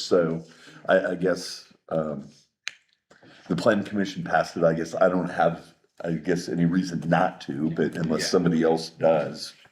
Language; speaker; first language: English; native; English